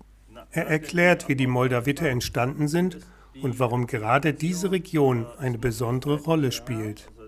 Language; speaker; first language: German; native; German